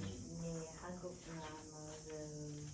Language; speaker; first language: Korean; non-native, learner; English